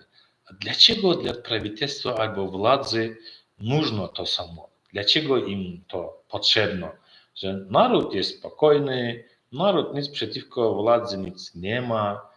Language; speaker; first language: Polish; non-native, learner; Turkmen